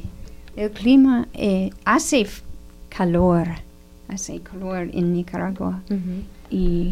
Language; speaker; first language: Spanish; non-native, learner; English